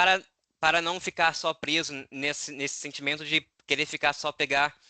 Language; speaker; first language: Portuguese; native; Portuguese